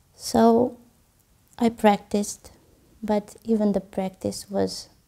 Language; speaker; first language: English; non-native, fluent; Romanian